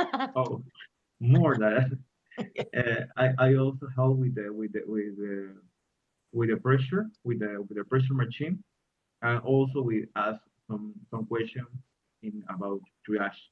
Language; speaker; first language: English; non-native, learner; Spanish